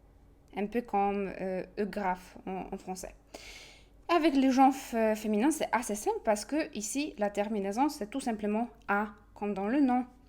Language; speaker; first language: French; non-native, fluent; Polish